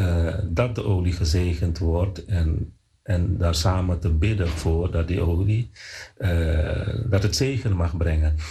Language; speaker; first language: Dutch; non-native, fluent; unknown